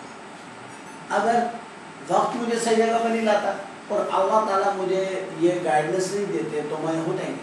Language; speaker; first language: Urdu; native; Urdu